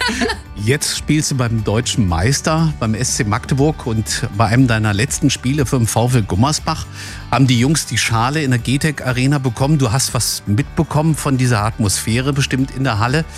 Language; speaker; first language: German; native; German